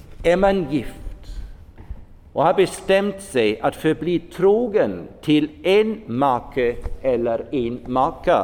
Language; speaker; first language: Swedish; non-native, fluent; German